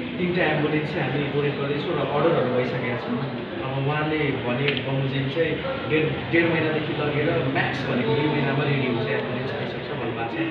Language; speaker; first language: Nepali; native; Nepali